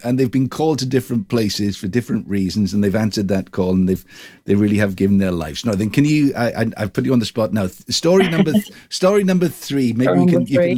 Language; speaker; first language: English; native; English